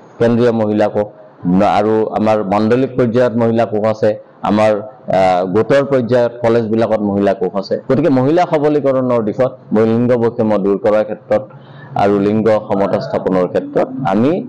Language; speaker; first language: Assamese; native; Assamese